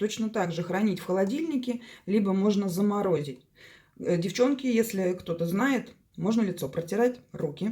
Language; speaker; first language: Russian; native; Russian